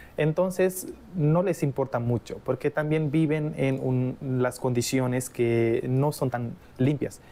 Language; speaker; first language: Spanish; non-native, fluent; Hindi